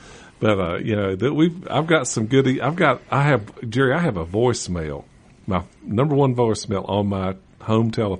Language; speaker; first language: English; native; English